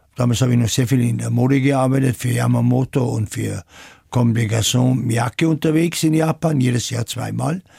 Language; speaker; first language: German; native; German